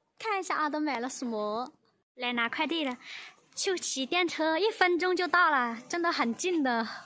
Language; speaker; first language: Chinese; non-native, fluent; Vietnamese